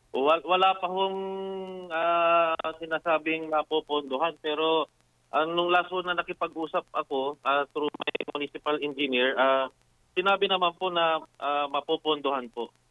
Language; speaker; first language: Filipino; non-native, local second language; Pangasinan